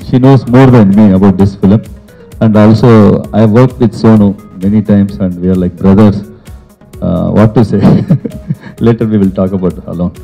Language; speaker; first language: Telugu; non-native, fluent; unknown